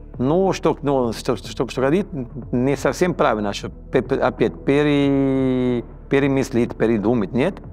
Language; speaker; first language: Russian; non-native, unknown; Italian